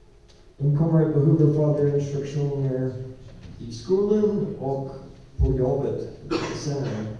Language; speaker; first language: Swedish; non-native, learner; English